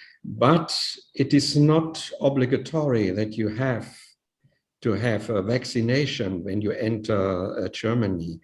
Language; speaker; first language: English; non-native, fluent; Indonesian